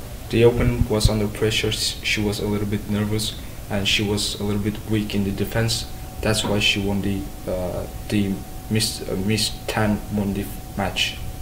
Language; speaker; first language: English; non-native, fluent; Chinese